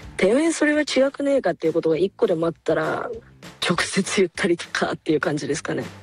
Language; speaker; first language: Japanese; native; Japanese